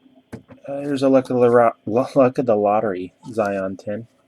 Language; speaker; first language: English; native; English